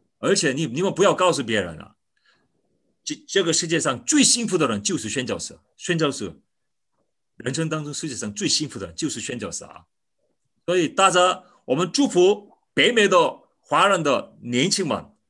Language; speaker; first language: Chinese; non-native, fluent; Korean